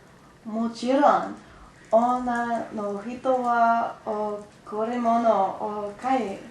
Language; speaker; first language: Japanese; non-native, learner; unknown